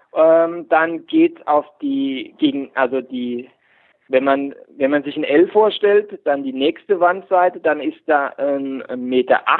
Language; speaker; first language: German; native; German